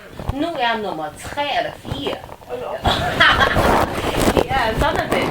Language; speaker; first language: Danish; non-native, learner; Chinese